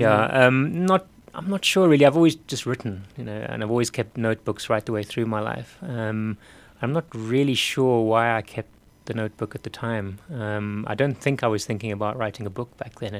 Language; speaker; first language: English; native; English